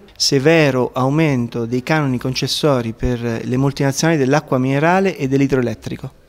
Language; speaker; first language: Italian; native; Italian